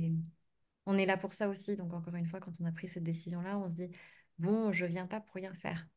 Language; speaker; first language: French; native; French